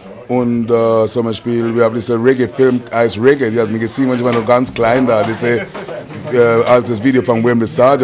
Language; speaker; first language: German; non-native, learner; English